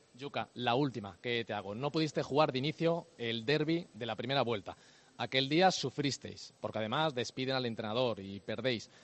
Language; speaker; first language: Spanish; native; Spanish